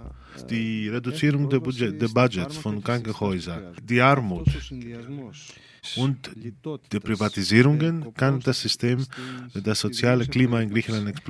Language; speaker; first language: German; non-native, fluent; Greek